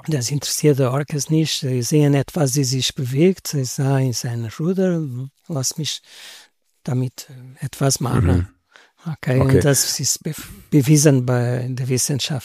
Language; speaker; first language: German; non-native, learner; Portuguese